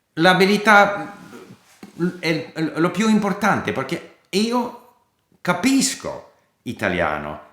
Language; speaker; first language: Italian; non-native, fluent; English